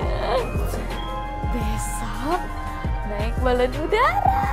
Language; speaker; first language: Indonesian; native; Indonesian